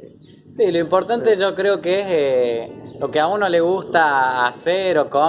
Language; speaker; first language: Spanish; native; Spanish